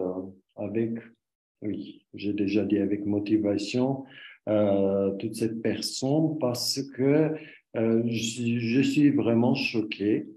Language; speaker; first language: French; non-native, learner; Armenian